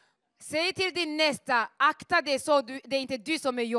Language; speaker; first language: Swedish; non-native, fluent; Rundi